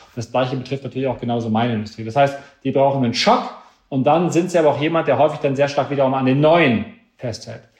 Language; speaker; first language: German; native; German